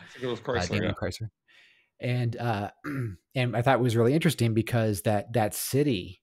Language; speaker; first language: English; native; English